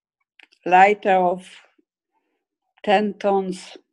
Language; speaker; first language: English; non-native, fluent; Polish